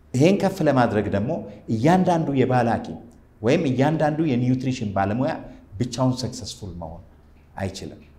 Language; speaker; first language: Amharic; native; Amharic